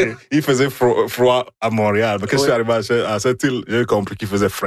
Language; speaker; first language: French; non-native, fluent; Igbo